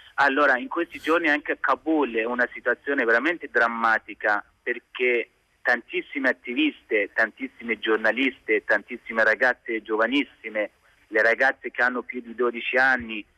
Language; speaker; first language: Italian; non-native, fluent; Hazaragi